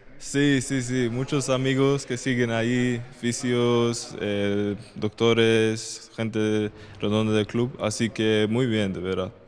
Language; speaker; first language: Spanish; non-native, fluent; Swedish